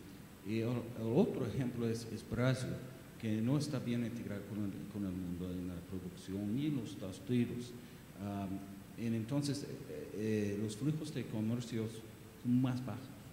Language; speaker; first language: Spanish; non-native, learner; English